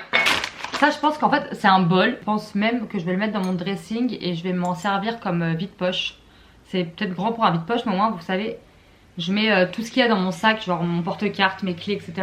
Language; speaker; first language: French; native; French